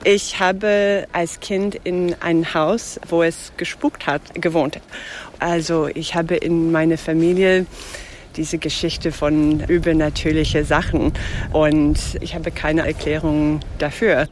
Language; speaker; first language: German; non-native, fluent; English